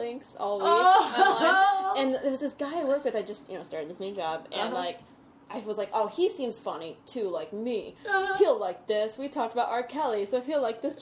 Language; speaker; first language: English; native; English